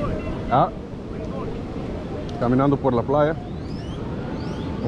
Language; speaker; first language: Spanish; non-native, learner; English